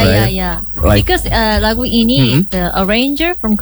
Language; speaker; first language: English; non-native, learner; Korean